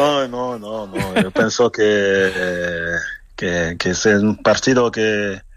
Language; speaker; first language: Spanish; non-native, fluent; French